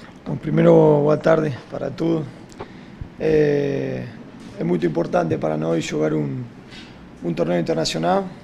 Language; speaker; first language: Portuguese; non-native, fluent; Spanish